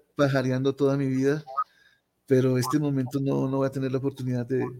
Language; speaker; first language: Spanish; native; Spanish